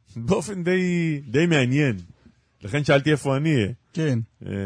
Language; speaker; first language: Hebrew; native; Hebrew